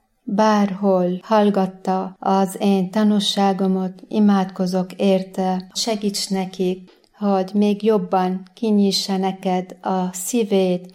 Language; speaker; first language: Hungarian; non-native, learner; Arabic